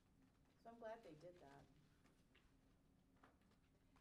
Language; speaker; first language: English; native; English